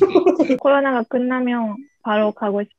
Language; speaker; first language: Korean; non-native, learner; Japanese